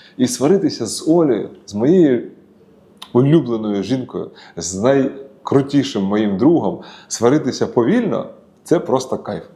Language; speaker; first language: Ukrainian; non-native, local second language; Russian